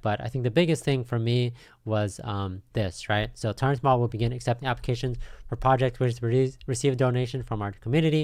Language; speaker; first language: English; native; English